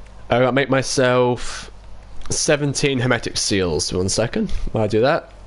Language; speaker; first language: English; native; English